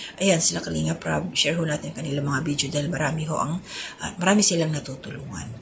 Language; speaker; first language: Filipino; native; Filipino